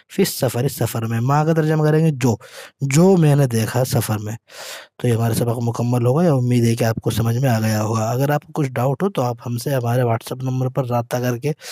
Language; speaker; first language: Urdu; native; Urdu